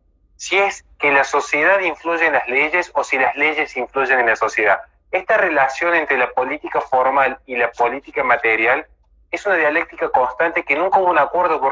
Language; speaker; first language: Spanish; native; Spanish